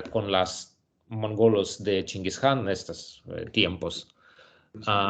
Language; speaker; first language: Spanish; non-native, learner; Russian